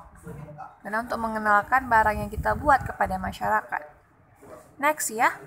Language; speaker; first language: Indonesian; native; Indonesian